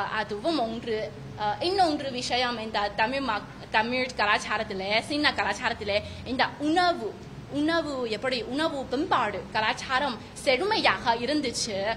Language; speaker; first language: Tamil; non-native, fluent; Chinese